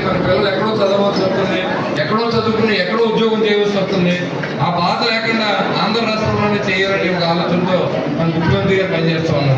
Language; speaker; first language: Telugu; native; Telugu